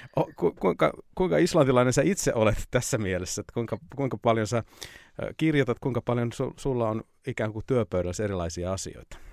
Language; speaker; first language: Finnish; native; Finnish